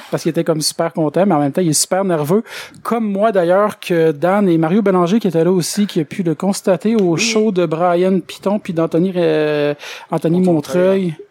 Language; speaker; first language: French; native; French